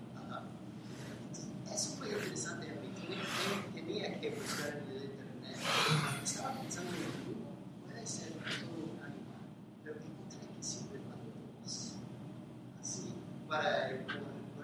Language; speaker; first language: Spanish; non-native, fluent; English